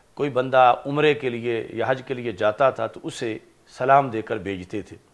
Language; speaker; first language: Urdu; non-native, local second language; Punjabi